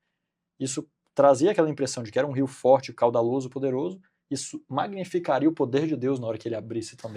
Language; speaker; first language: Portuguese; native; Portuguese